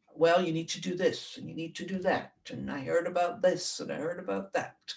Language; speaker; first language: English; native; English